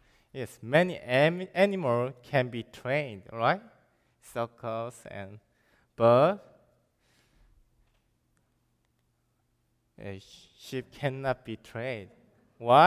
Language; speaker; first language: English; non-native, learner; Korean